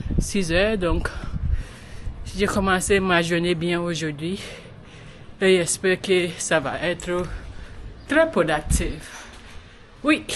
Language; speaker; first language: French; non-native, learner; English